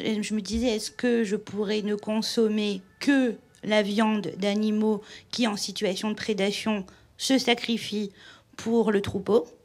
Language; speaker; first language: French; native; French